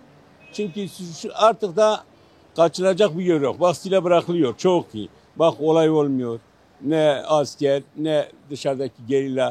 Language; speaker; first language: Turkish; non-native, local second language; Kurdish